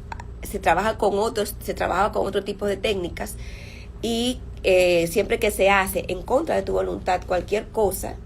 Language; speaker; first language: Spanish; native; Spanish